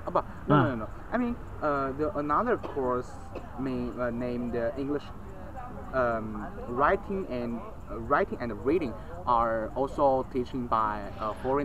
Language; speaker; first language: English; non-native, learner; Chinese